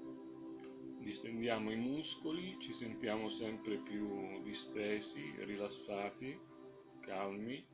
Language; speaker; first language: Italian; native; Italian